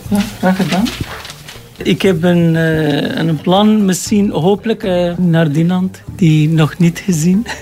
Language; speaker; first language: Dutch; non-native, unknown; Arabic